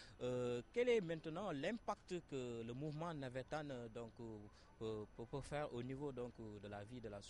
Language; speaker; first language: French; non-native, local second language; Wolof